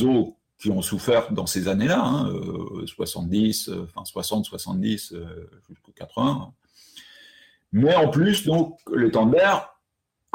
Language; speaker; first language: French; native; French